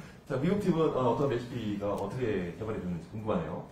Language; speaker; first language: Korean; native; Korean